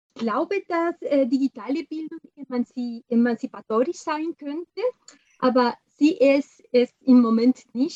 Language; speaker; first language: German; non-native, fluent; Spanish